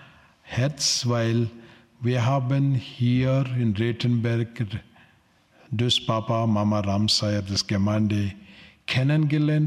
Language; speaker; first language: German; non-native, learner; Telugu